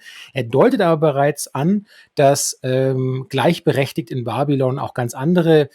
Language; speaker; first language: German; native; German